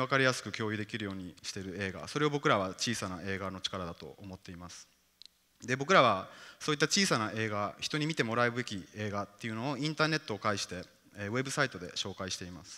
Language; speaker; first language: Japanese; native; Japanese